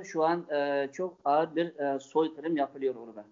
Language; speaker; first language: Turkish; non-native, fluent; Uyghur